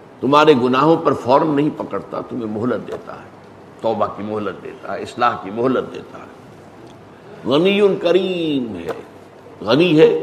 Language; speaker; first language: Urdu; native; Urdu